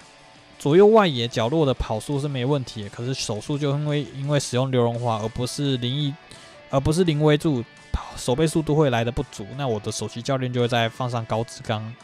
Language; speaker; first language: Chinese; native; Chinese